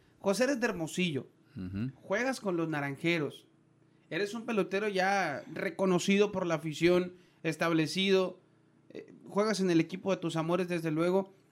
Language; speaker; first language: Spanish; native; Spanish